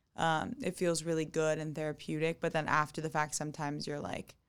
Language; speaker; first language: English; native; English